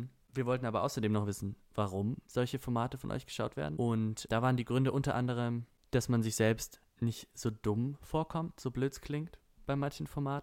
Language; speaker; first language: German; native; German